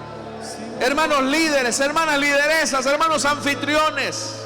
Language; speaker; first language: Spanish; native; Spanish